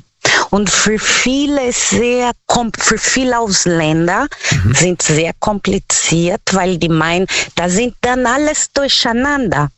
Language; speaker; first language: German; non-native, learner; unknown